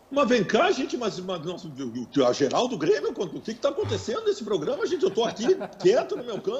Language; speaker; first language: Portuguese; native; Portuguese